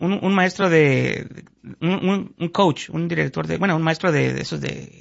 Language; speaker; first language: Spanish; native; Spanish